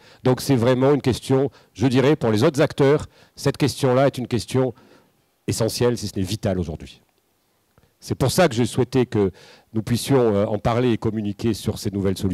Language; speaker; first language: French; native; French